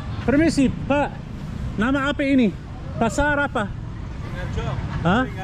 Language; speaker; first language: Indonesian; non-native, learner; English